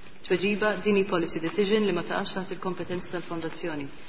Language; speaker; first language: Maltese; native; Maltese